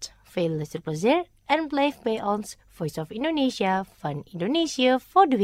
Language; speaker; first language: Dutch; non-native, fluent; Indonesian